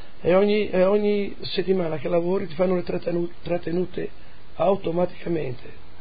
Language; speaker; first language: Italian; non-native, local second language; Friulian